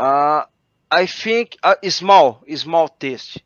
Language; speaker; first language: English; non-native, learner; Portuguese